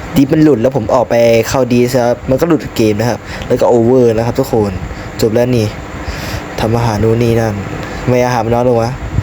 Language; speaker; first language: Thai; native; Thai